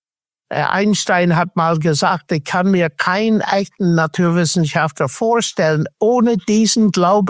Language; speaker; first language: German; non-native, fluent; English